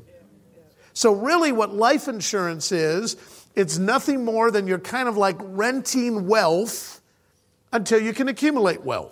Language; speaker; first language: English; native; English